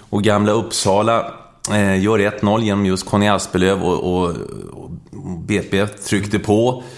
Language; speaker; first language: Swedish; native; Swedish